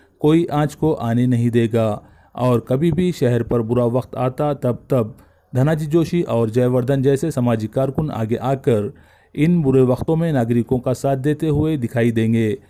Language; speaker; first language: Hindi; non-native, local second language; Urdu